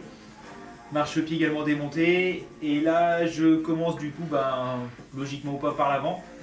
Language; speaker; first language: French; native; French